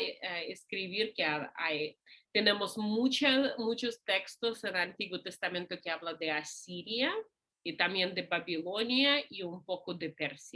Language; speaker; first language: Spanish; non-native, fluent; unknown